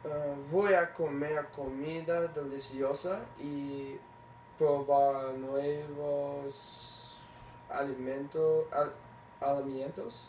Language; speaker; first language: Spanish; non-native, learner; English